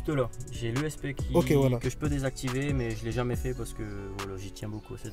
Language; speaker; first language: French; native; French